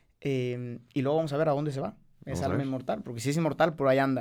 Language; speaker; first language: Spanish; native; Spanish